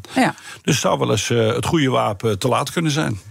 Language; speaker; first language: Dutch; native; Dutch